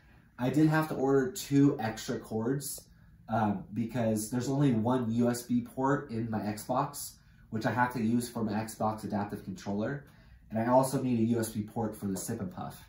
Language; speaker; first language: English; native; English